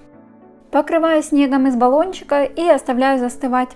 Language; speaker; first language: Russian; native; Russian